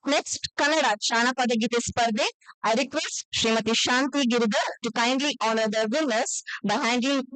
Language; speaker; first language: English; non-native, local second language; Kannada